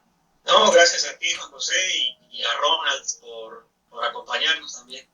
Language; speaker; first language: Spanish; native; Spanish